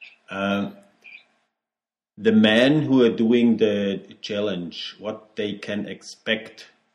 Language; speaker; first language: English; non-native, learner; German